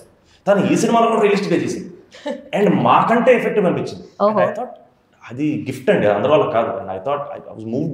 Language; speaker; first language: Telugu; native; Telugu